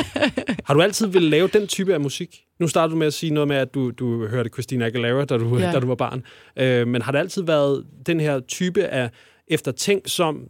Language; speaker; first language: Danish; native; Danish